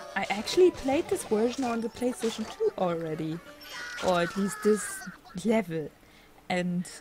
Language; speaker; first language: English; non-native, fluent; German